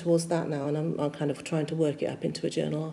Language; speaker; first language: English; native; English